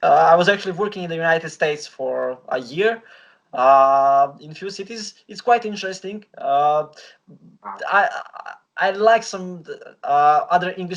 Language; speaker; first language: English; non-native, fluent; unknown